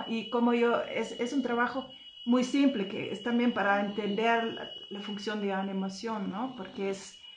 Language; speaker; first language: Spanish; non-native, fluent; German